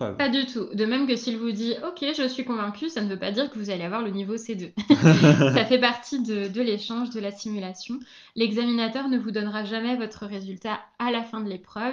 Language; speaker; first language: French; native; French